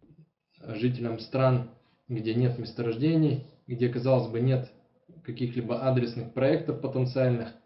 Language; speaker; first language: Russian; native; Russian